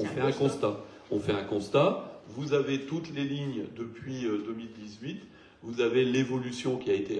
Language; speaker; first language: French; native; French